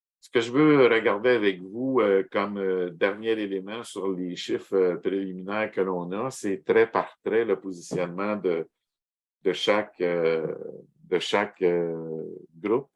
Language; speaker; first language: French; native; French